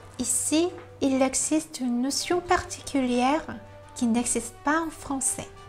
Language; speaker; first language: French; non-native, fluent; Korean